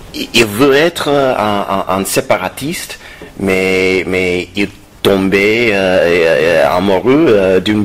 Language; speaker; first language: French; non-native, fluent; English